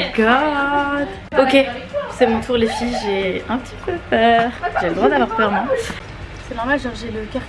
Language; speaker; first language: French; native; French